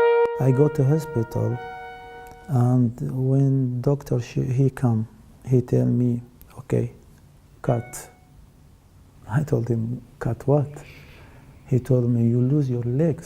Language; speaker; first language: English; non-native, learner; Arabic